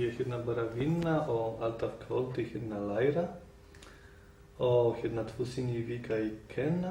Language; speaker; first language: Icelandic; non-native, learner; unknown